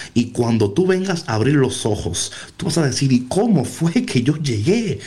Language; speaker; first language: Spanish; early bilingual, heritage; Spanish